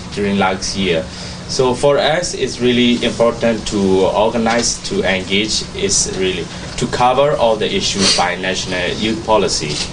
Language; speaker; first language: English; non-native, learner; Burmese